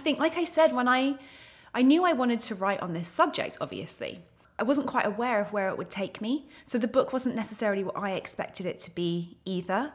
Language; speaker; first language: English; native; English